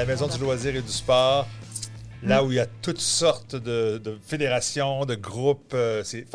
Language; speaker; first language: French; native; French